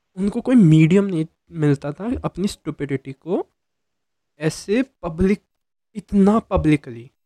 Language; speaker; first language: Hindi; native; Hindi